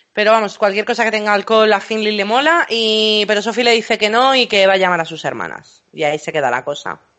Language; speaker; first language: Spanish; native; Spanish